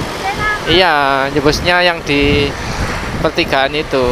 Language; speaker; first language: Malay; non-native, local second language; Javanese